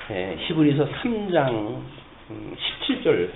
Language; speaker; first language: Korean; native; Korean